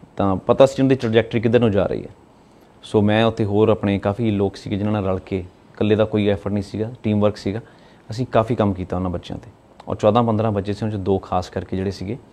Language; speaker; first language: Punjabi; native; Punjabi